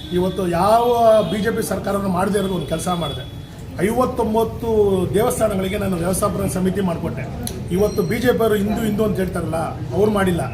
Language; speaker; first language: Kannada; non-native, local second language; Tamil